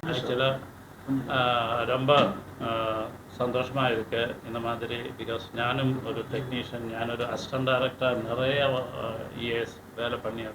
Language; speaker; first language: Tamil; non-native, learner; Malayalam